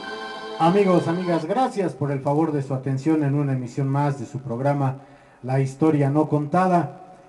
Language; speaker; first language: Spanish; native; Spanish